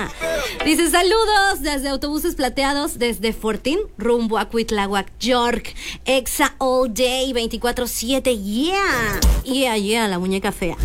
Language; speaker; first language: Spanish; native; Spanish